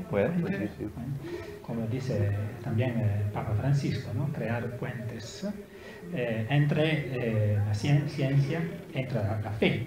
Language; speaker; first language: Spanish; non-native, learner; Italian